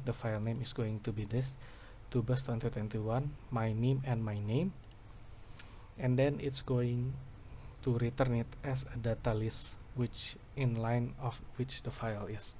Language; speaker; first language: English; non-native, local second language; Indonesian